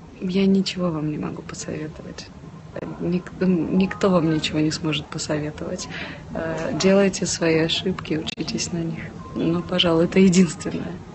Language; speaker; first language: Russian; non-native, local second language; Ukrainian